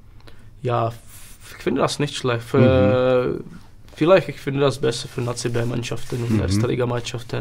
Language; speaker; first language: German; non-native, learner; Czech